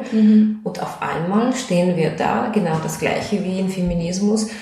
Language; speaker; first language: German; non-native, fluent; Russian